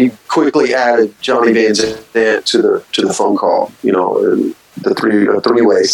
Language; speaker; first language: English; native; English